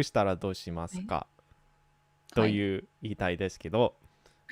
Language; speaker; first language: Japanese; non-native, fluent; English